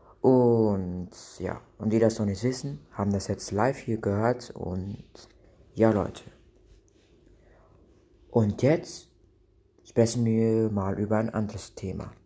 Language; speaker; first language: German; non-native, local second language; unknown